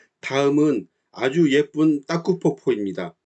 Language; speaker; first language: Korean; native; Korean